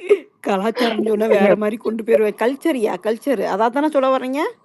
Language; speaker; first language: Tamil; native; Tamil